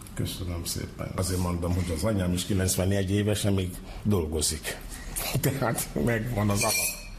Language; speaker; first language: Hungarian; non-native, fluent; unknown